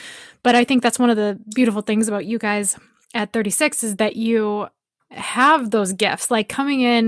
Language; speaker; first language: English; native; English